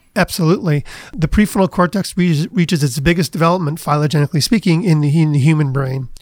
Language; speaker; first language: English; native; English